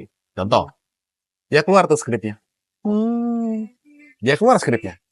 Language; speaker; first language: Indonesian; native; Indonesian